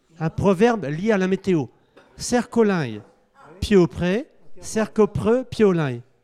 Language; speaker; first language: French; native; French